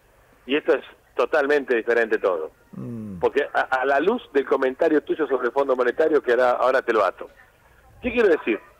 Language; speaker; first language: Spanish; native; Spanish